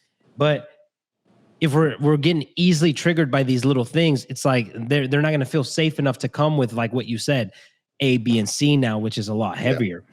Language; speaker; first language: English; native; English